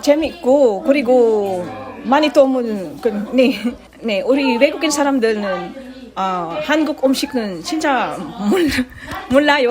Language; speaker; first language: Korean; non-native, learner; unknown